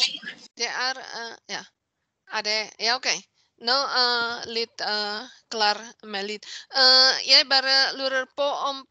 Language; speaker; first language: Norwegian; non-native, learner; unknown